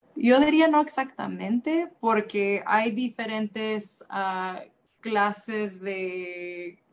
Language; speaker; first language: Spanish; early bilingual, heritage; Spanish